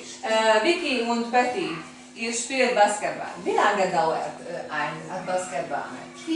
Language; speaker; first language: German; non-native, fluent; Hungarian